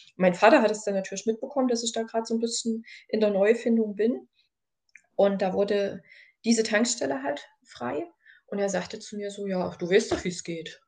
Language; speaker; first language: German; native; German